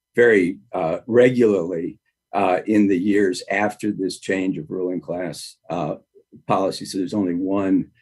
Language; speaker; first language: English; native; English